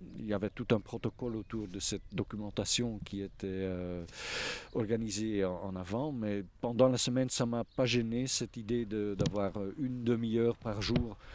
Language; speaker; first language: French; non-native, local second language; Dutch